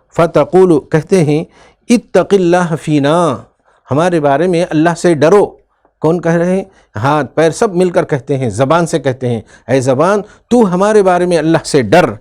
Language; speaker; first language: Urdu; native; Urdu